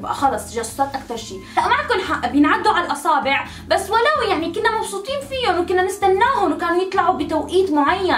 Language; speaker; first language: Arabic; native; Arabic